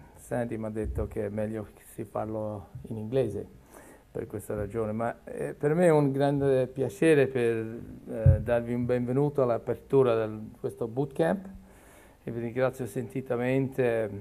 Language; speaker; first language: Italian; non-native, learner; English